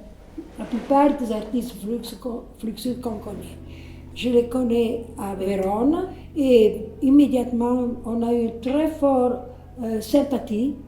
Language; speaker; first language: French; non-native, fluent; Italian